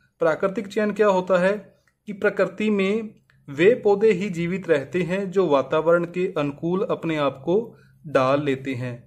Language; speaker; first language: Hindi; native; Hindi